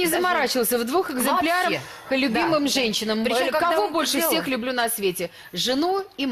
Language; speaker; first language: Russian; native; Russian